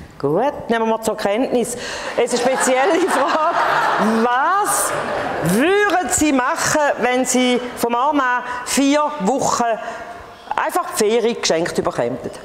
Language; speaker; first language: German; native; German